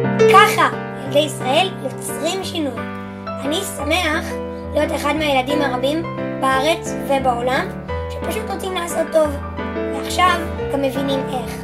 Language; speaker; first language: Hebrew; native; Hebrew